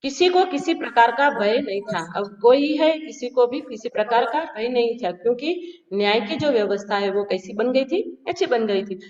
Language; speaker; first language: Hindi; non-native, local second language; Gujarati